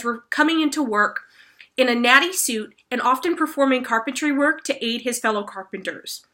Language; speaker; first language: English; native; English